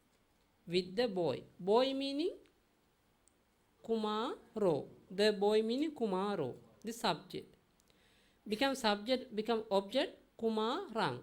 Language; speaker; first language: English; non-native, learner; Sinhala